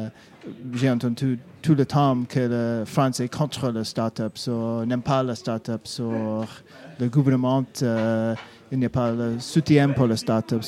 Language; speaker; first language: French; non-native, learner; English